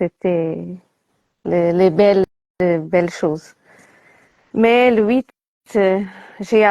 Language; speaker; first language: French; non-native, learner; Portuguese